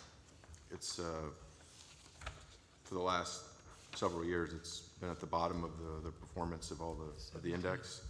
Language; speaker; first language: English; native; English